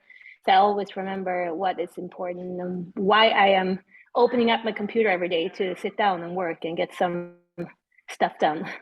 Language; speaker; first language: English; non-native, fluent; Swedish